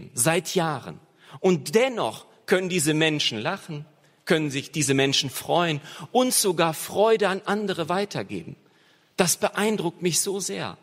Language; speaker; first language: German; native; German